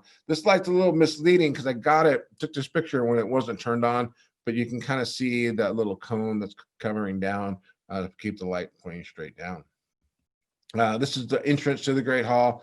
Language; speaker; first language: English; native; English